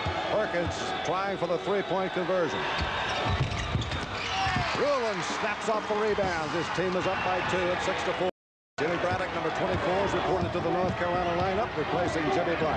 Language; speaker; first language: English; native; English